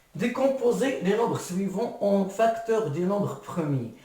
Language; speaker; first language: French; non-native, local second language; Arabic